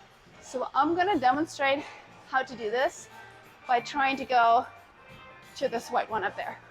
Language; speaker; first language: English; native; English